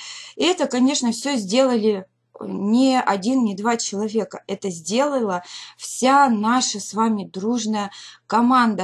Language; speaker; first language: Russian; native; Russian